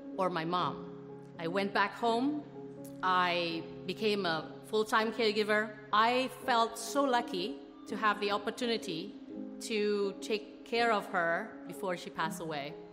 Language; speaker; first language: English; non-native, fluent; Indonesian